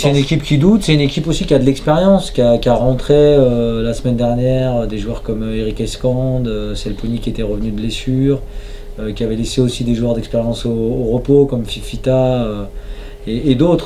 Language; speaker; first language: French; native; French